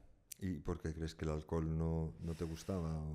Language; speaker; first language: Spanish; native; Spanish